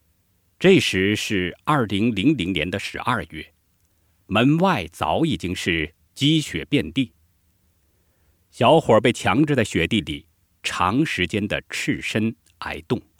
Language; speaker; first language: Chinese; native; Chinese